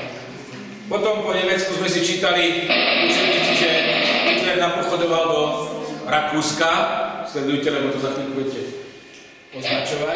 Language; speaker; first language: Slovak; native; Slovak